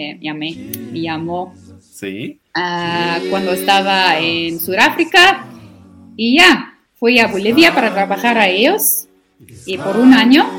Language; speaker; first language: Spanish; non-native, learner; Afrikaans